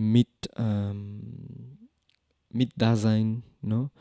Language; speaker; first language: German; non-native, fluent; Spanish